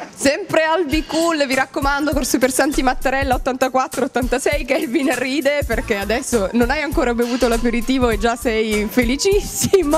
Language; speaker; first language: Italian; native; Italian